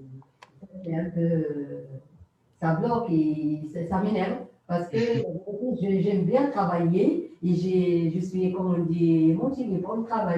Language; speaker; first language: French; non-native, learner; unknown